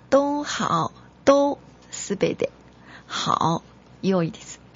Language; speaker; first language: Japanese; non-native, fluent; Chinese